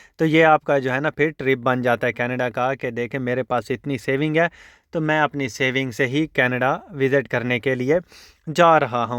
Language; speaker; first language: Urdu; non-native, local second language; Saraiki